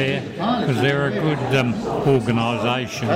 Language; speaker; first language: English; native; English